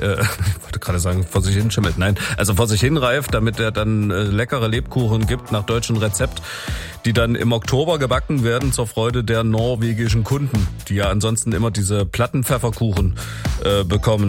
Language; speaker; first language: German; native; German